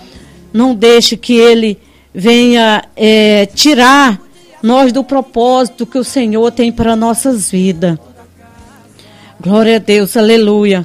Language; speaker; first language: Portuguese; native; Portuguese